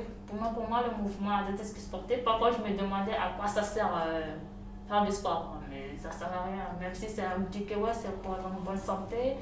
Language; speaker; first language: French; non-native, fluent; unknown